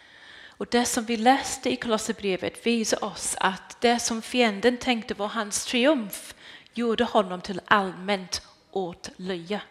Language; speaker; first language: Swedish; non-native, fluent; English